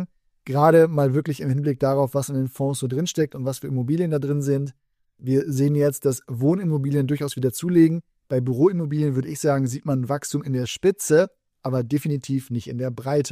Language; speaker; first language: German; native; German